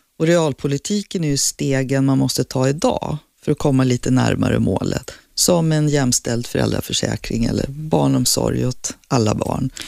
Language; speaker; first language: Swedish; native; Swedish